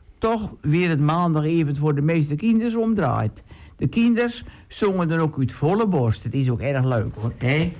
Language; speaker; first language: Dutch; native; Dutch